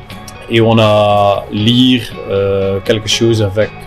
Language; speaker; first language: French; non-native, local second language; Dutch